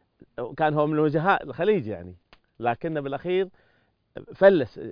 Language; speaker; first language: Arabic; native; Arabic